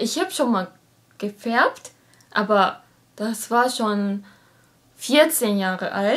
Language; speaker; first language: German; non-native, learner; Japanese